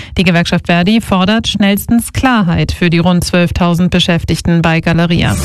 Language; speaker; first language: German; native; German